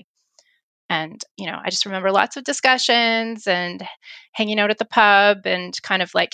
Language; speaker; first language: English; native; English